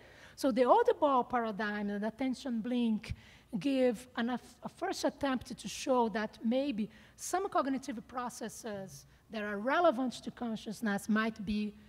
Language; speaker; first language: English; non-native, fluent; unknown